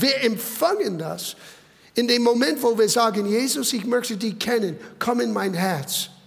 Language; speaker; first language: German; non-native, fluent; English